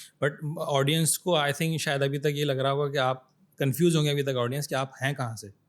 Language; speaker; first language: Urdu; native; Urdu